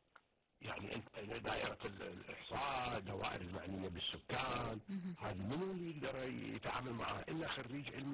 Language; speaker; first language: Arabic; native; Arabic